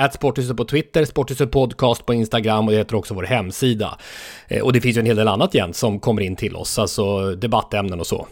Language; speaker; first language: Swedish; native; Swedish